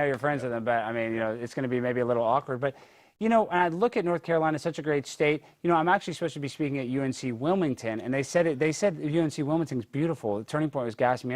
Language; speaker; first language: English; native; English